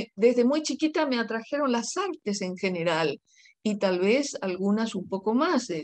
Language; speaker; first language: Spanish; non-native, local second language; Guarani